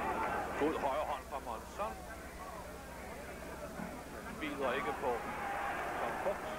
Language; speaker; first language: Danish; native; Danish